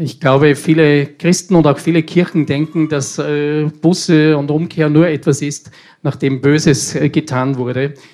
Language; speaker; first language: German; native; German